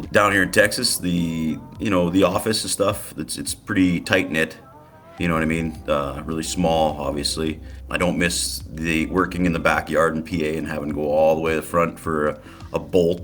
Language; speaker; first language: English; native; English